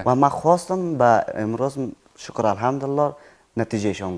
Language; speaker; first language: Persian; native; Persian